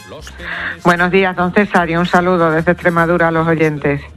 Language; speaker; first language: Spanish; native; Spanish